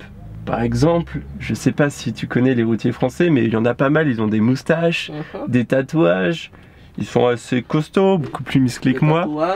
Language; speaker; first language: French; native; French